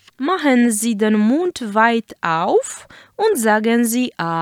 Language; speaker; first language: German; non-native, fluent; Polish